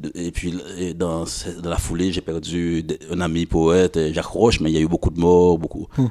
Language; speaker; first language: French; non-native, local second language; Haitian Creole